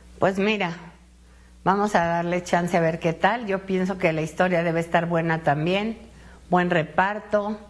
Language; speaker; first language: Spanish; native; Spanish